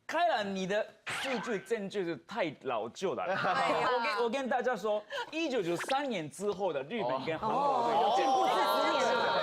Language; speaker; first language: Chinese; non-native, fluent; Japanese